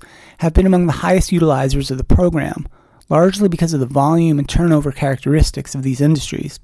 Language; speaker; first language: English; native; English